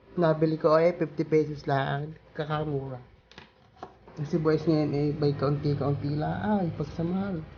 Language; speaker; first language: Filipino; native; Filipino